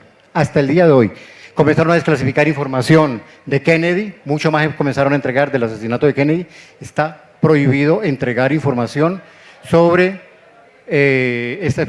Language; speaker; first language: Spanish; native; Spanish